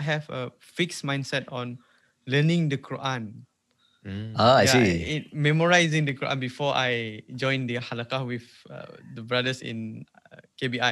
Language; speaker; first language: English; non-native, local second language; Malay